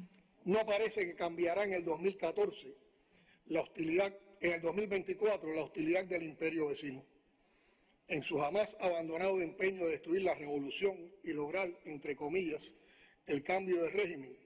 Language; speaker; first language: Spanish; native; Spanish